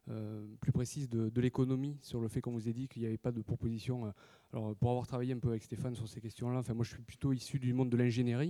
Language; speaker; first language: French; native; French